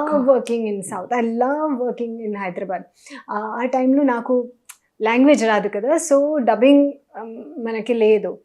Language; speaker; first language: Telugu; non-native, learner; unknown